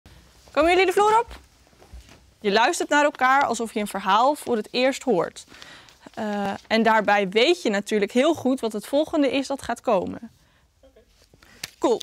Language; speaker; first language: Dutch; native; Dutch